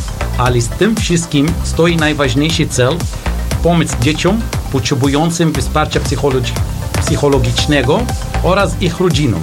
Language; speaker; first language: Polish; non-native, learner; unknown